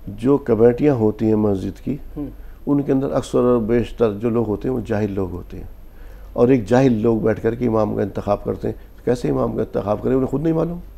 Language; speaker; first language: Urdu; native; Urdu